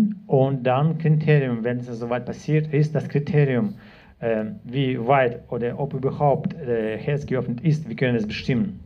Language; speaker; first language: German; non-native, fluent; Russian